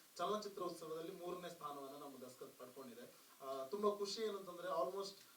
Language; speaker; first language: Kannada; non-native, local second language; Tulu